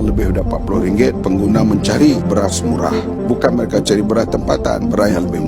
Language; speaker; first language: Malay; native; Malay